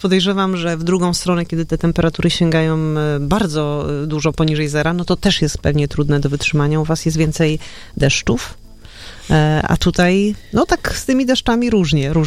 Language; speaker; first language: Polish; native; Polish